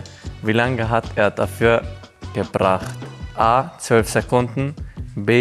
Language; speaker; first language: German; non-native, fluent; Hungarian